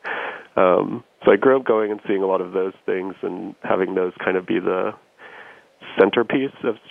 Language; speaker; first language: English; native; English